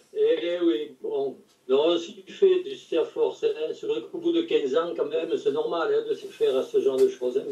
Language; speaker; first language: French; native; French